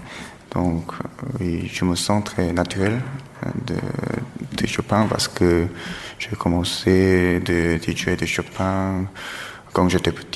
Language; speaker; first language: French; non-native, fluent; Korean